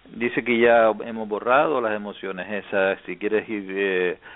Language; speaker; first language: Spanish; native; Spanish